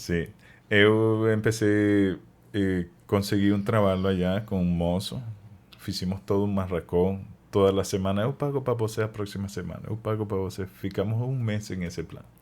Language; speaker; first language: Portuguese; non-native, learner; Spanish